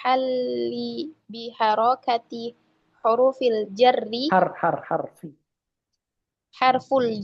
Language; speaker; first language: Arabic; non-native, learner; Indonesian